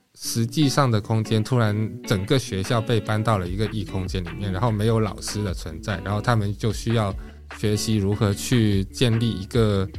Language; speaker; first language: Chinese; non-native, local second language; Japanese